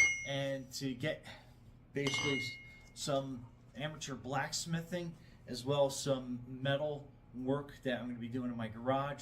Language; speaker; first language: English; native; English